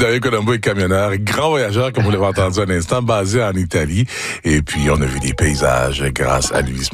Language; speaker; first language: French; native; French